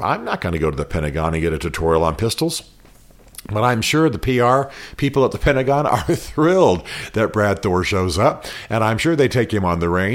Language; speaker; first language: English; native; English